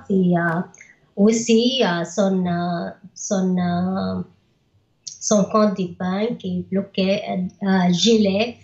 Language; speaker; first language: French; non-native, learner; Arabic